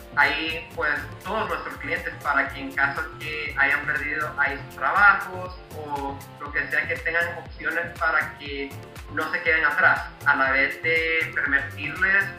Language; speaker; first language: Spanish; native; Spanish